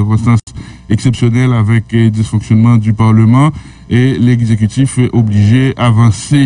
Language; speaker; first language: French; non-native, local second language; Haitian Creole